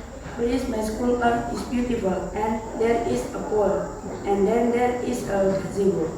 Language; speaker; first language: English; non-native, learner; Indonesian